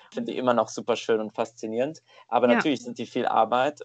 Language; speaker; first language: German; native; German